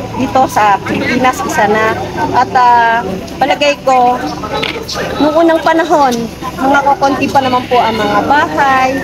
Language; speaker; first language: Filipino; native; Filipino